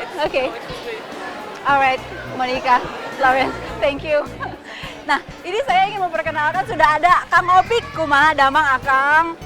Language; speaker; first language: Indonesian; native; Indonesian